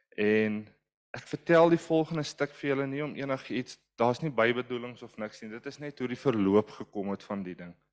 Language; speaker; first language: Afrikaans; non-native, local second language; English